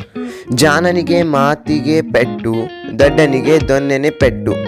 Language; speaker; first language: Kannada; native; Kannada